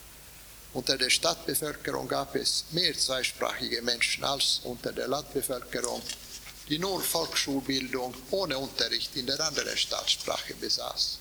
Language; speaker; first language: German; non-native, fluent; Swedish